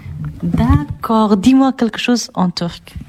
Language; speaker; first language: French; non-native, fluent; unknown